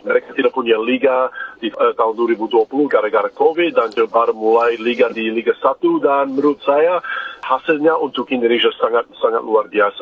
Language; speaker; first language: Indonesian; non-native, fluent; English